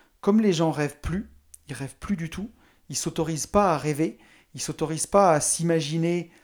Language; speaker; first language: French; native; French